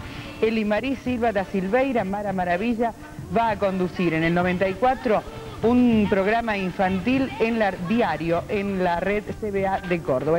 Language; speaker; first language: Spanish; native; Spanish